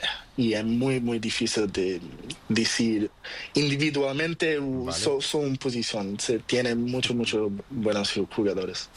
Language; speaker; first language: Spanish; non-native, learner; Portuguese